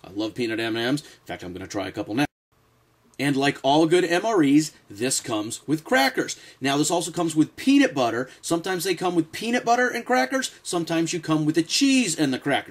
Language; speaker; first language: English; native; English